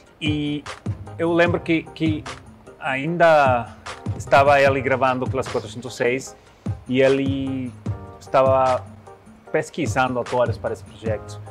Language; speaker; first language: Portuguese; non-native, learner; Spanish